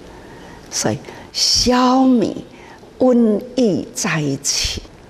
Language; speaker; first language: Chinese; non-native, local second language; Min Nan Chinese